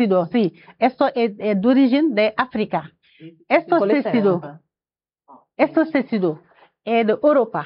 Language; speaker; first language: Portuguese; non-native, learner; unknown